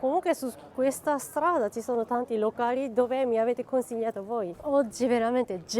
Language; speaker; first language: Italian; non-native, fluent; Japanese